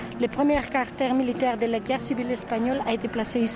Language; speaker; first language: French; non-native, fluent; Spanish